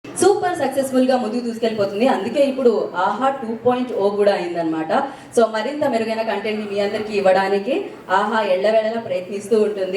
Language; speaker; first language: Telugu; native; Telugu